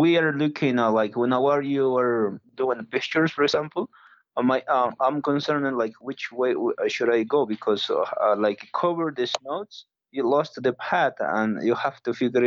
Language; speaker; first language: English; non-native, learner; Spanish